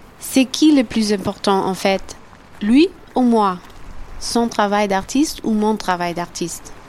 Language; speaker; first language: French; non-native, fluent; German